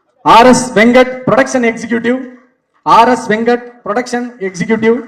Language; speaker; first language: Tamil; native; Tamil